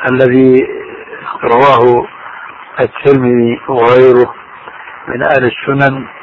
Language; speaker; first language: Arabic; early bilingual, other home language; Albanian